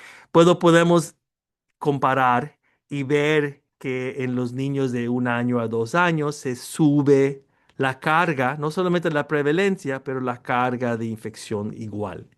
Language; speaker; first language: Spanish; early bilingual, heritage; Spanish